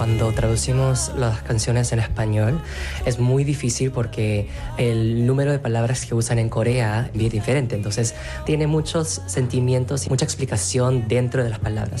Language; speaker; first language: Spanish; non-native, fluent; Korean